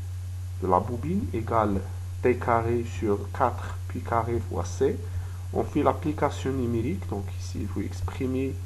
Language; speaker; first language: French; non-native, local second language; Arabic